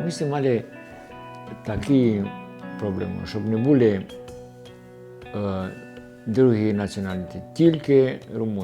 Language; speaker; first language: Ukrainian; early bilingual, heritage; Ukrainian